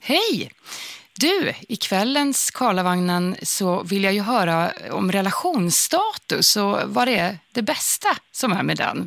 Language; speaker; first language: Swedish; native; Swedish